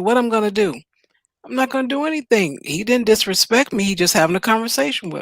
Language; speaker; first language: English; native; English